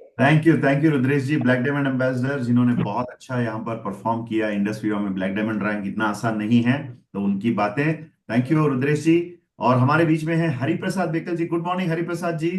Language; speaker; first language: Hindi; native; Hindi